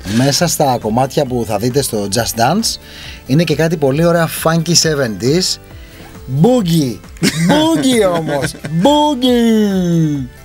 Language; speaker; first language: Greek; native; Greek